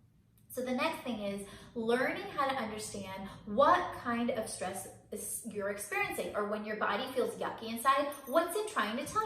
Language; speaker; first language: English; native; English